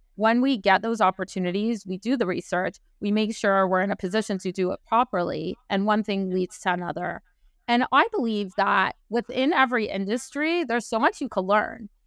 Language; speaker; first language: English; native; English